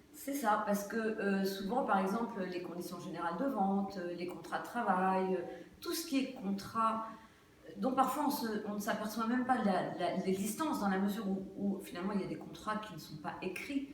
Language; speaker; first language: French; native; French